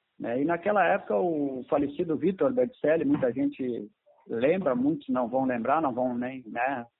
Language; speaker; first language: Portuguese; native; Portuguese